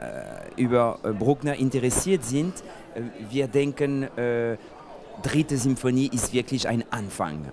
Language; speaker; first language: German; non-native, fluent; French